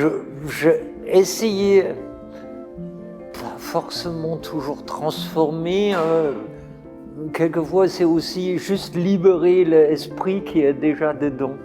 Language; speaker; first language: French; non-native, fluent; German